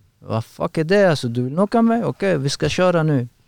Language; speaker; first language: Swedish; non-native, learner; Persian